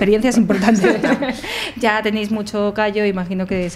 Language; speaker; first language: Spanish; native; Spanish